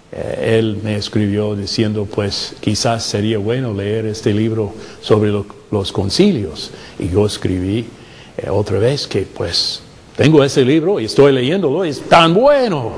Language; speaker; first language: Spanish; non-native, fluent; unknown